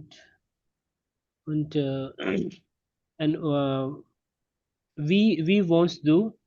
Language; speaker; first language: German; non-native, learner; Hindi